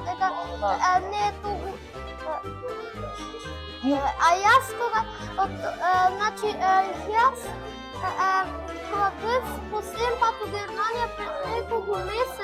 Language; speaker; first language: Macedonian; early bilingual, heritage; Macedonian